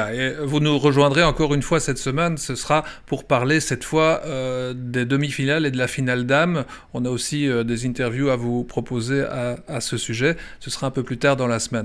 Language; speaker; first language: French; native; French